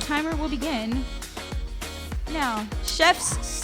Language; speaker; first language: English; native; English